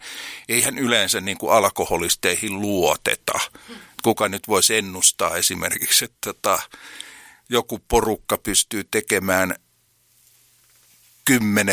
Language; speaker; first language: Finnish; native; Finnish